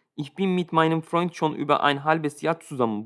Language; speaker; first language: German; non-native, fluent; Turkish